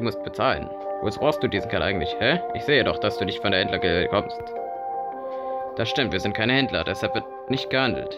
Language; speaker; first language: German; native; German